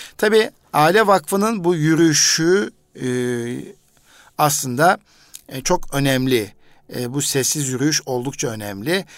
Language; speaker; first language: Turkish; native; Turkish